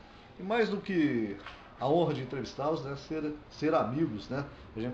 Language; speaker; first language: Portuguese; native; Portuguese